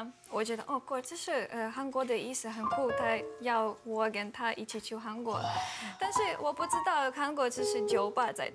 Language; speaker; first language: Chinese; non-native, fluent; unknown